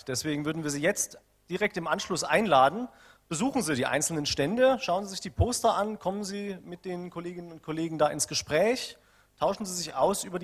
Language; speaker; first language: German; native; German